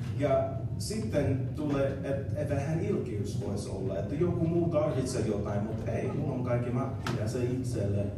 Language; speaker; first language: Finnish; non-native, learner; English